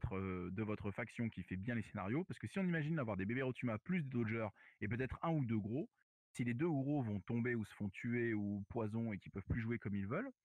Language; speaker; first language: French; native; French